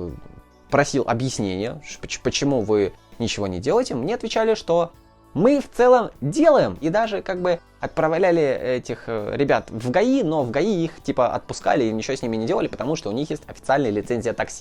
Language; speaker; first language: Russian; native; Russian